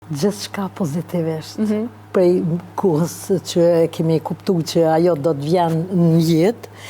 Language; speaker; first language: Albanian; native; Albanian